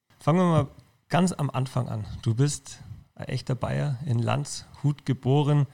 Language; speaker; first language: German; native; German